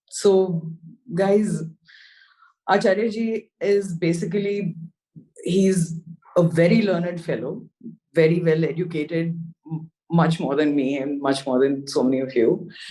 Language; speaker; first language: English; non-native, local second language; Hindi